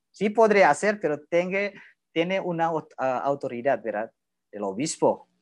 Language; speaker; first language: Spanish; non-native, learner; Indonesian